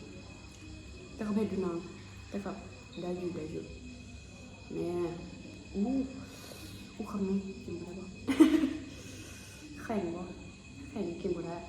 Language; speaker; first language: Thai; non-native, local second language; Lao